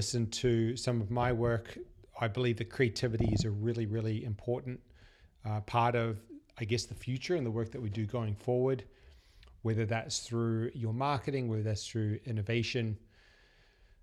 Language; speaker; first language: English; native; English